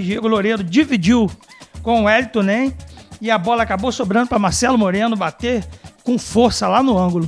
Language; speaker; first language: Portuguese; native; Portuguese